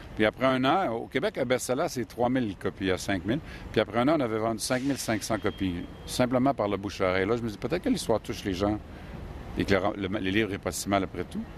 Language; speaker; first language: French; native; French